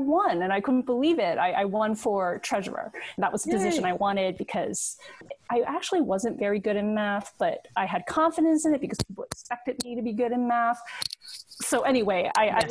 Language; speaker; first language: English; early bilingual, other home language; Cantonese